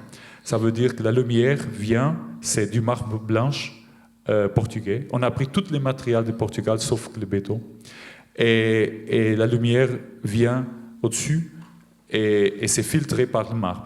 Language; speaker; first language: French; non-native, fluent; Portuguese